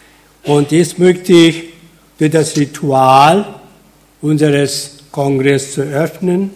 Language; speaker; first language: German; non-native, fluent; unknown